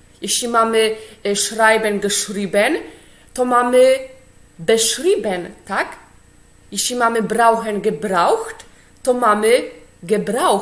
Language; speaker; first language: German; non-native, fluent; Polish